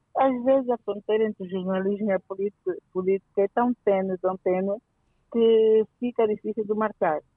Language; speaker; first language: Portuguese; native; Portuguese